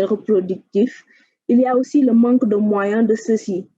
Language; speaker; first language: French; non-native, local second language; Wolof